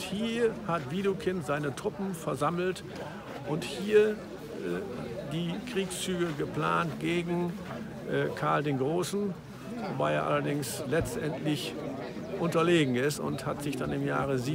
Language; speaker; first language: German; native; German